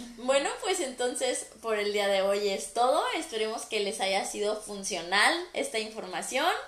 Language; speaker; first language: Spanish; native; Spanish